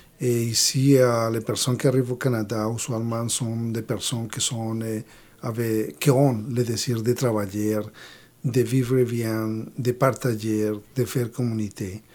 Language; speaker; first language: French; non-native, learner; Spanish